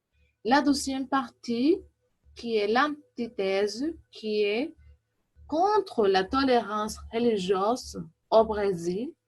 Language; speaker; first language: French; non-native, learner; Portuguese